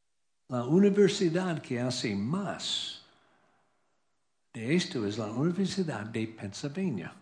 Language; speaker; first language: Spanish; non-native, learner; English